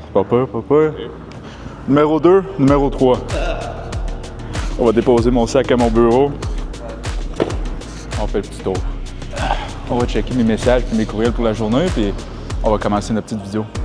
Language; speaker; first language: French; native; French